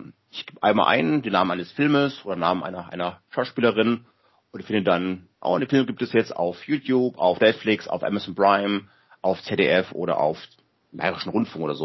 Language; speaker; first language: German; native; German